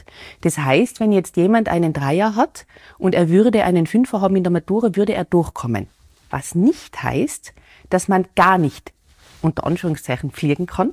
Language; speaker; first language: German; native; German